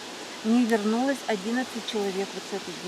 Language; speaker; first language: Russian; native; Russian